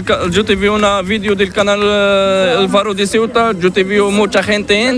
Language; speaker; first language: Spanish; non-native, learner; Arabic